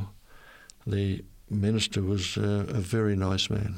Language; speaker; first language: English; native; English